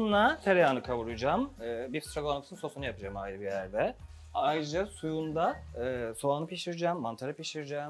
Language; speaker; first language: Turkish; native; Turkish